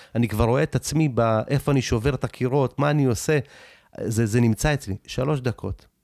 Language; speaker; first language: Hebrew; early bilingual, other home language; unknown